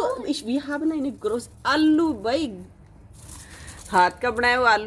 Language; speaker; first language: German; non-native, learner; Hindi